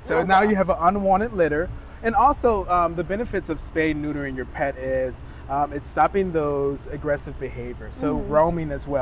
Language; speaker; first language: English; native; English